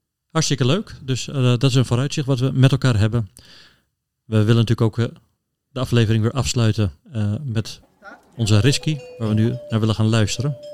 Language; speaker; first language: Dutch; native; Dutch